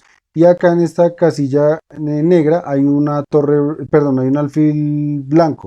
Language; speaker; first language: Spanish; native; Spanish